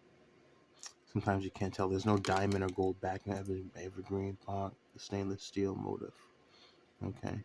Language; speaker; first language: English; native; English